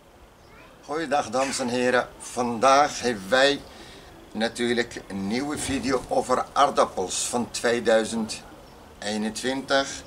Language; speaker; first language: Dutch; non-native, learner; Arabic